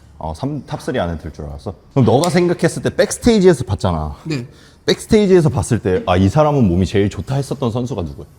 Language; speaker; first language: Korean; native; Korean